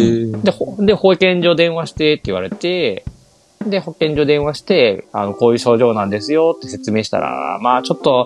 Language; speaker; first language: Japanese; native; Japanese